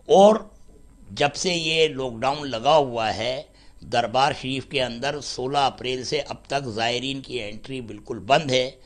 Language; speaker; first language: Hindi; native; Hindi